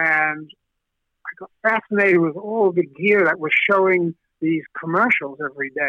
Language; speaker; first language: English; native; English